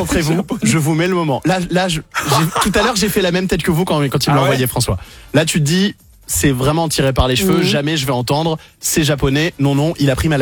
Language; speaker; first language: French; native; French